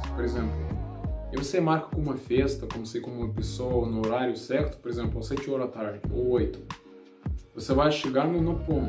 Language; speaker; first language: Portuguese; non-native, learner; Russian